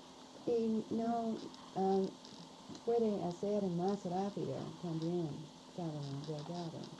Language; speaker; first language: Spanish; non-native, learner; English